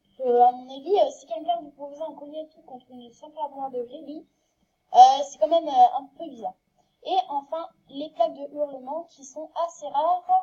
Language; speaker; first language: French; native; French